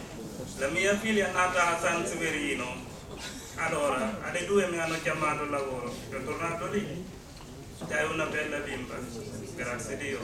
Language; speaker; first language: Italian; non-native, learner; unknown